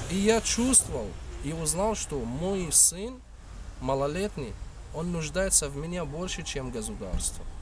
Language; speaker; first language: Russian; non-native, fluent; Arabic